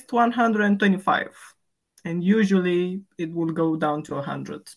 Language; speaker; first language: English; non-native, fluent; Romanian